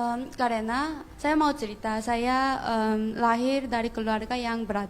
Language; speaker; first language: Indonesian; non-native, fluent; Korean